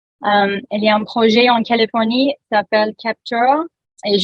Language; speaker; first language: French; non-native, learner; English